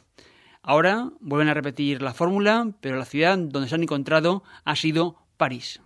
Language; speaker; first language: Spanish; native; Spanish